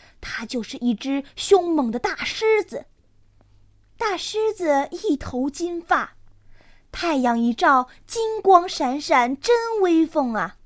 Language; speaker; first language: Chinese; native; Chinese